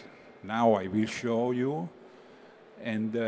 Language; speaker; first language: English; non-native, learner; Italian